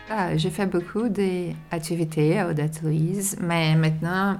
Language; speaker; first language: French; non-native, fluent; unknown